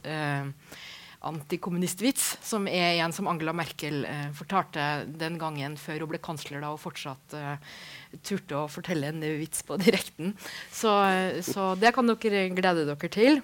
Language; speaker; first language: Norwegian; native; Norwegian